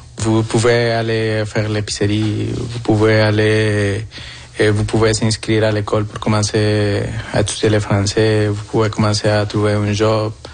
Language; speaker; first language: French; non-native, fluent; Spanish